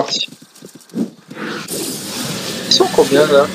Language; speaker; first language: French; native; French